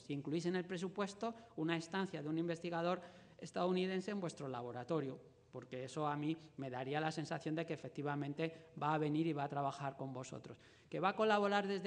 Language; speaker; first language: Spanish; native; Spanish